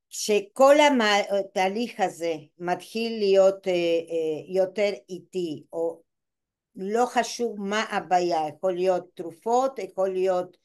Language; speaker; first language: Hebrew; non-native, fluent; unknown